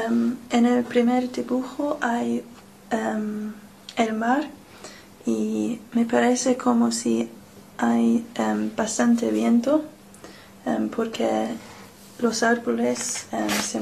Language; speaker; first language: Spanish; non-native, learner; English